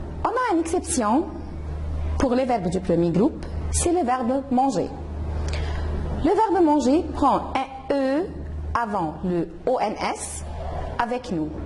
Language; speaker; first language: French; non-native, fluent; Arabic